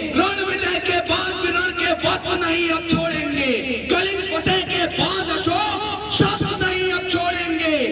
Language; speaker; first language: Hindi; native; Hindi